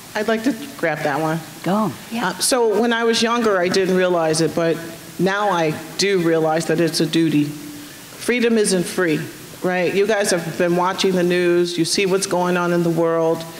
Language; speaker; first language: English; native; English